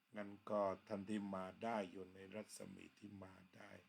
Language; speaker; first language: Thai; native; Thai